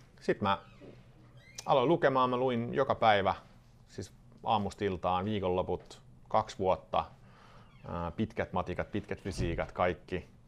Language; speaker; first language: Finnish; non-native, fluent; Swedish